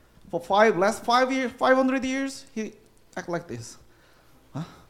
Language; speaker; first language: English; non-native, learner; Korean